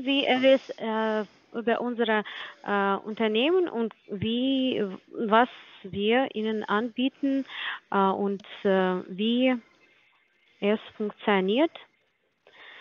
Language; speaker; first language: German; non-native, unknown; Polish